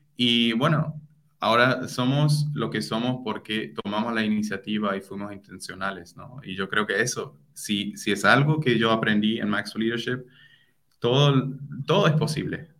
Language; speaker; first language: Spanish; non-native, fluent; German